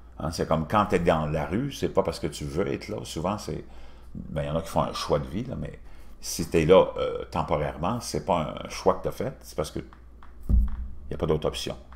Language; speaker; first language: French; native; French